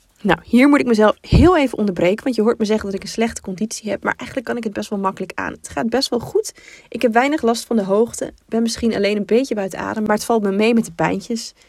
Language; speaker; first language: Dutch; native; Dutch